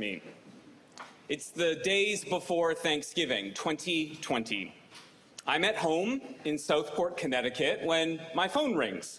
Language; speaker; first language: English; native; English